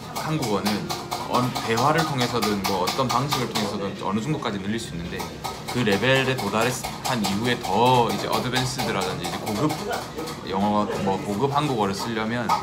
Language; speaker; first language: Korean; native; Korean